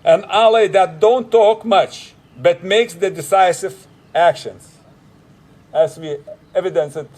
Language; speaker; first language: English; non-native, fluent; Lithuanian